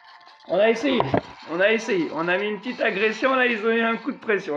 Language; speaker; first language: French; native; French